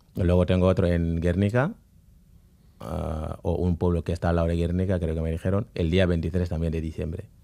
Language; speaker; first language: Spanish; non-native, fluent; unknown